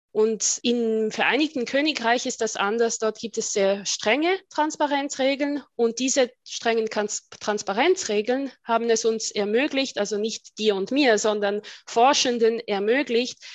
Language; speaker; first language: German; native; German